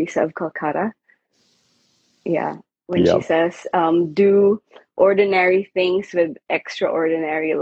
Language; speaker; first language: English; non-native, local second language; Filipino